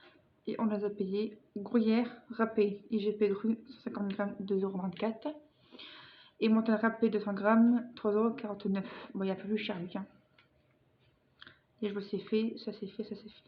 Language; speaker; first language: French; native; French